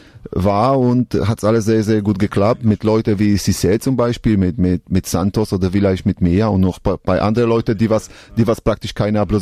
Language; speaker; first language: German; non-native, learner; Polish